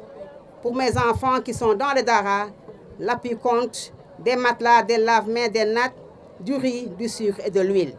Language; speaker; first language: French; non-native, local second language; Wolof